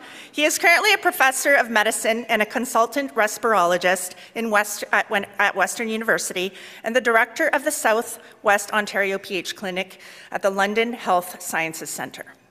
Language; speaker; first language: English; native; English